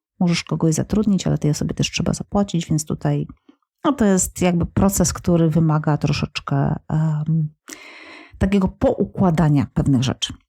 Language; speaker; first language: Polish; native; Polish